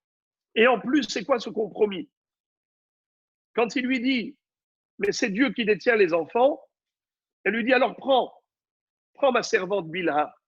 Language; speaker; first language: French; native; French